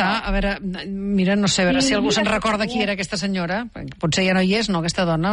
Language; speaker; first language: Catalan; native; Catalan